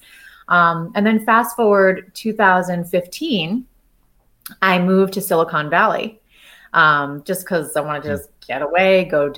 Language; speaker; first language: English; native; English